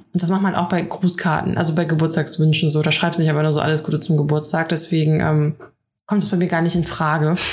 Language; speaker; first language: German; early bilingual, other home language; Russian